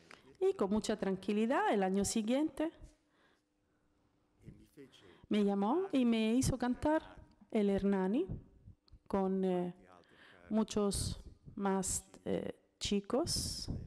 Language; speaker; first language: Spanish; non-native, fluent; Italian